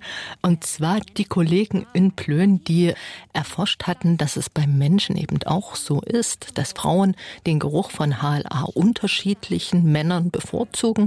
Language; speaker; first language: German; native; German